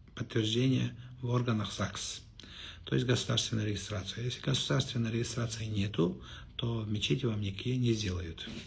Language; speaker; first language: Russian; non-native, local second language; Kazakh